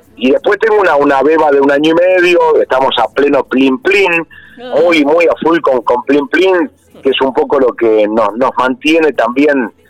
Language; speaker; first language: Spanish; native; Spanish